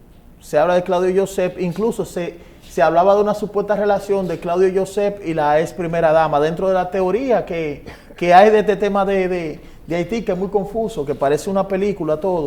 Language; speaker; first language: Spanish; native; Spanish